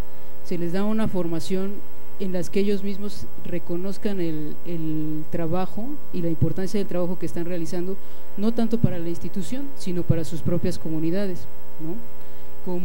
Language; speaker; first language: Spanish; native; Spanish